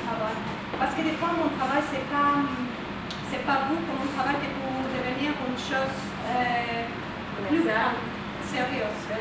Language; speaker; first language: French; non-native, fluent; Spanish